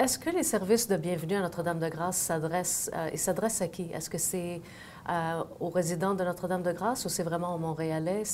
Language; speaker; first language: French; native; French